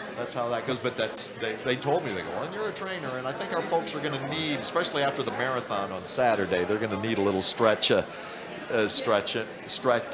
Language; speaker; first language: English; native; English